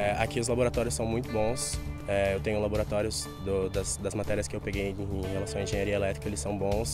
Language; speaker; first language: Portuguese; native; Portuguese